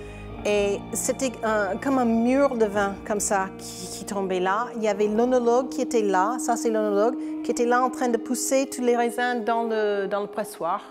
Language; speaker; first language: French; non-native, fluent; English